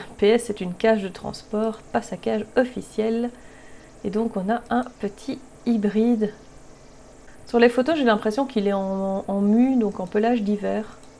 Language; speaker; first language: French; native; French